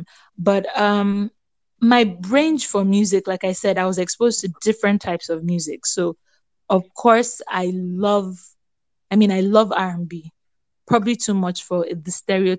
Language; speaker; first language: English; non-native, local second language; Yoruba